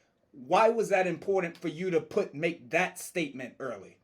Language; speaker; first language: English; native; English